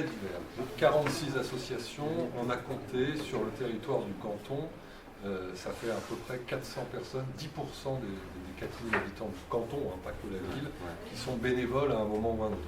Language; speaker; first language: French; native; French